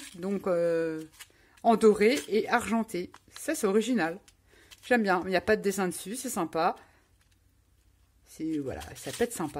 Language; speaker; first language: French; native; French